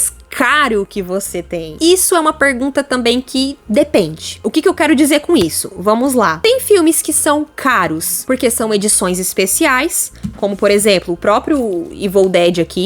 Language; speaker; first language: Portuguese; native; Portuguese